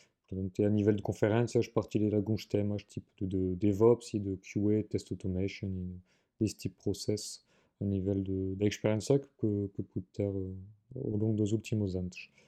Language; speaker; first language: Portuguese; non-native, fluent; French